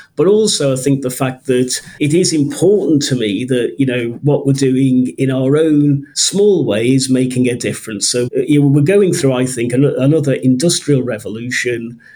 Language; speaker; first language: English; native; English